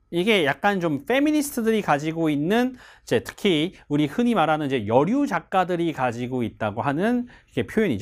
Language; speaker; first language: Korean; native; Korean